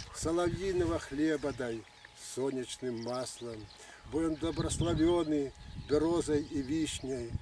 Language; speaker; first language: Belarusian; native; Belarusian